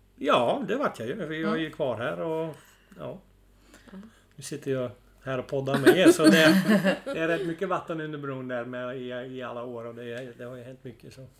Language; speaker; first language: Swedish; non-native, fluent; Dutch